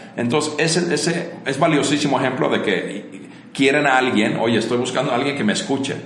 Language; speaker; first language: Spanish; non-native, fluent; Finnish